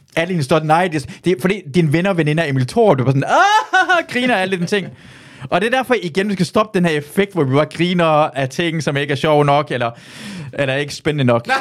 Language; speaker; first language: Danish; early bilingual, other home language; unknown